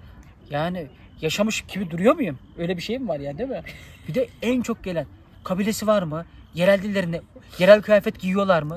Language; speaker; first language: Turkish; native; Turkish